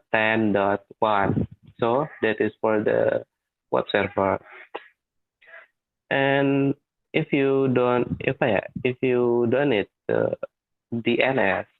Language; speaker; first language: English; non-native, learner; Indonesian